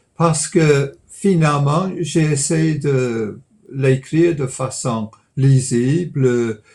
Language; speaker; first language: French; non-native, fluent; English